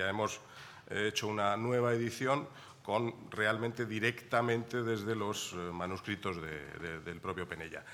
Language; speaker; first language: Spanish; native; Spanish